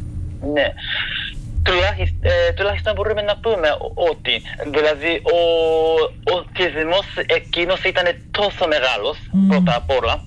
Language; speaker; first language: Greek; non-native, fluent; Japanese